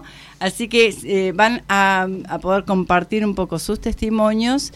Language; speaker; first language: Spanish; native; Spanish